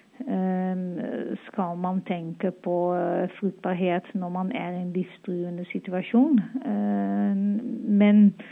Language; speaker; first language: Norwegian; non-native, fluent; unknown